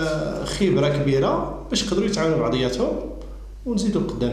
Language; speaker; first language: Arabic; native; Arabic